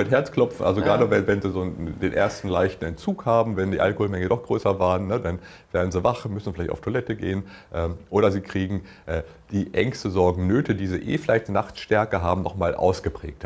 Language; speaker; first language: German; native; German